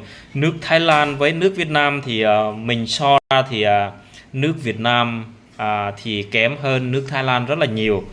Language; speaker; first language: Vietnamese; non-native, local second language; Jarai